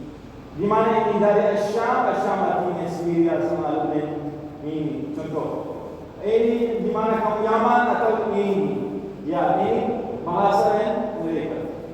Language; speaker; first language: Indonesian; non-native, learner; Arabic